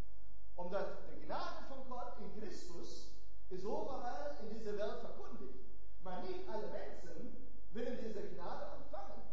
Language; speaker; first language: Dutch; non-native, fluent; German